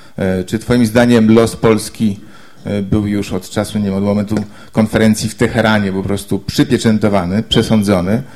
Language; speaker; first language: Polish; native; Polish